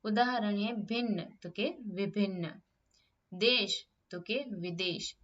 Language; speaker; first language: Hindi; non-native, local second language; Gujarati